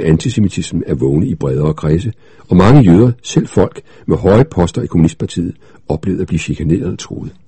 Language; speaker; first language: Danish; native; Danish